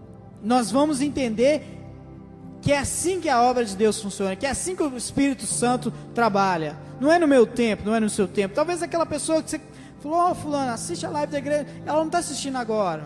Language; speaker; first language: Portuguese; native; Portuguese